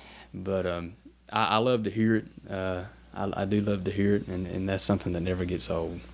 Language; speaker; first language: English; native; English